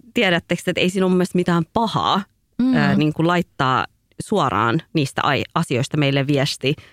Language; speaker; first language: Finnish; early bilingual, other home language; Tigrinya